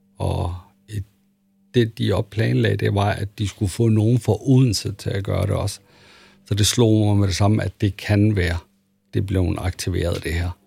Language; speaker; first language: Danish; early bilingual, other home language; Arabic